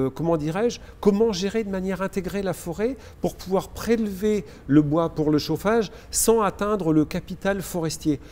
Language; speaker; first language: French; native; French